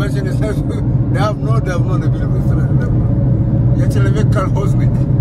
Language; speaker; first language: Russian; non-native, learner; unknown